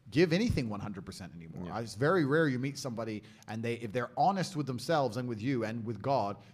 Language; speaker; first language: English; native; English